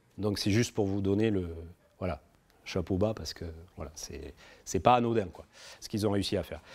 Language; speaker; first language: French; native; French